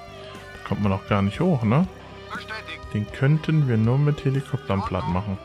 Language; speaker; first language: German; native; German